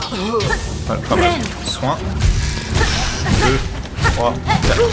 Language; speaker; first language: French; native; French